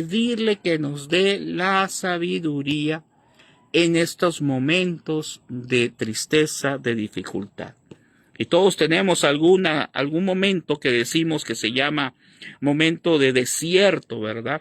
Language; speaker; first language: Spanish; native; Spanish